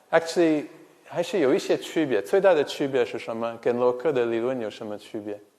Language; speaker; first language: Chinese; non-native, fluent; English